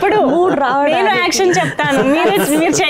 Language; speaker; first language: Telugu; native; Telugu